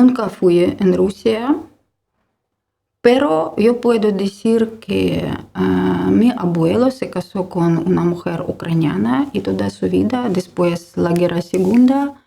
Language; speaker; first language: Spanish; non-native, learner; Ukrainian